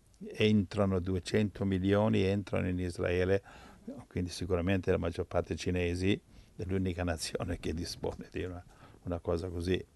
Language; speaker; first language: Italian; native; Italian